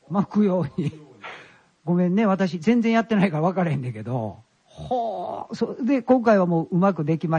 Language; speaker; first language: Japanese; native; Japanese